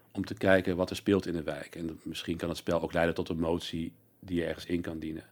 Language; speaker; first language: Dutch; native; Dutch